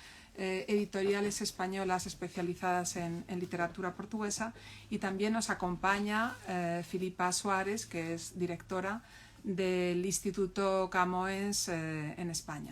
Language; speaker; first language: Spanish; native; Spanish